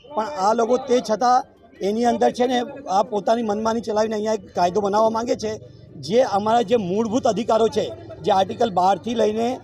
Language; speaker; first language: Gujarati; native; Gujarati